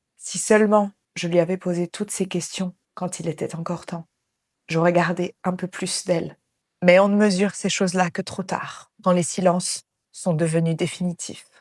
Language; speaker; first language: French; native; French